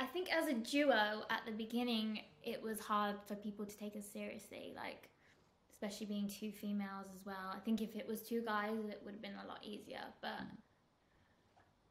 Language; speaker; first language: English; native; English